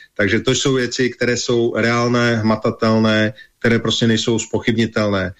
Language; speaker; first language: Czech; native; Czech